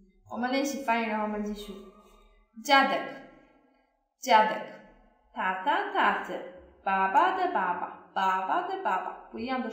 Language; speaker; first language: Chinese; non-native, fluent; Polish